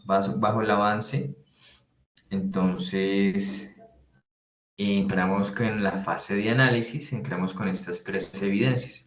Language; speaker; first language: Spanish; native; Spanish